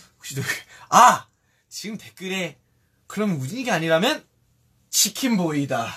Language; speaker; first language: Korean; early bilingual, heritage; Korean